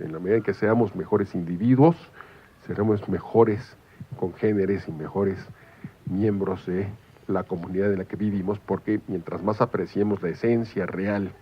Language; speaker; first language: Spanish; native; Spanish